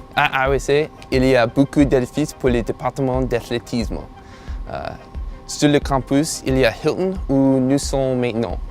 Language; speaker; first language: French; non-native, learner; English